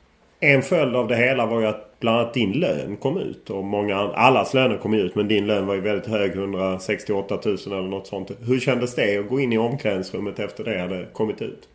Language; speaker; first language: Swedish; native; Swedish